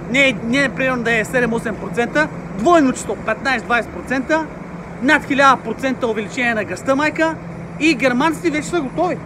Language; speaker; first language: Bulgarian; native; Bulgarian